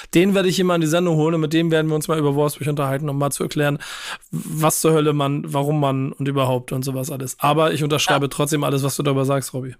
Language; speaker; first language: German; native; German